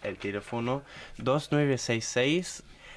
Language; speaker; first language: Spanish; non-native, fluent; German